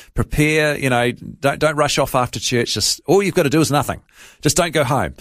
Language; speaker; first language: English; native; English